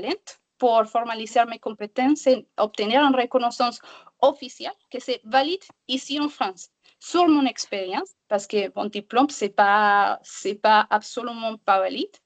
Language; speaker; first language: French; non-native, learner; Spanish